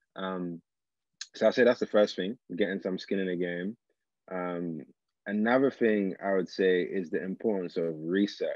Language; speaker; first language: English; native; English